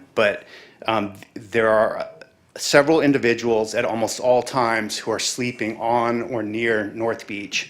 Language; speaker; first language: English; native; English